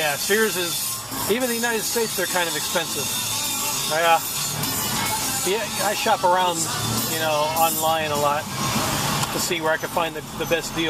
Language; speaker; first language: English; native; English